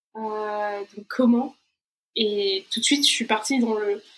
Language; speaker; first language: French; non-native, fluent; Portuguese